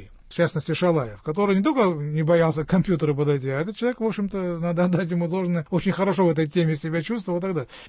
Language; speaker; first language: Russian; native; Russian